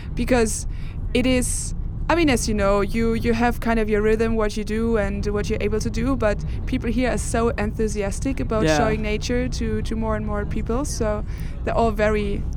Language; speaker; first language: English; non-native, fluent; German